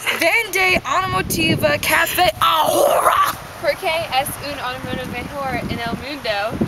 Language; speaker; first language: Spanish; non-native, learner; English